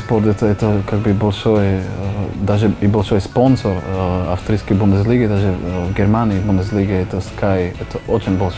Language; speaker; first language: Russian; non-native, learner; Slovak